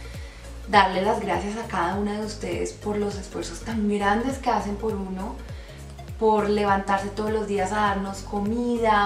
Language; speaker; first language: Spanish; native; Spanish